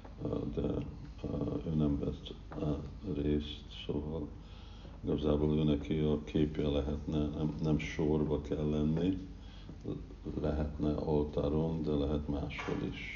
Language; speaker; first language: Hungarian; early bilingual, heritage; Hungarian